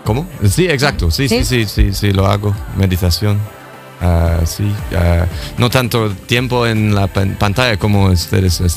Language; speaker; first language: Spanish; non-native, fluent; English